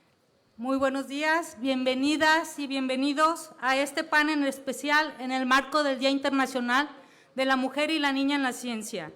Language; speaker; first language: Spanish; native; Spanish